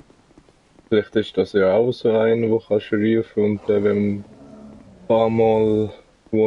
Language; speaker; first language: German; native; German